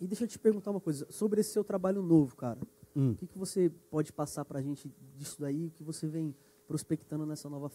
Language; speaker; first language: Portuguese; native; Portuguese